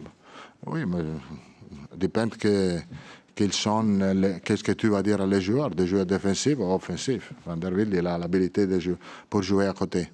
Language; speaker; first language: French; non-native, learner; Italian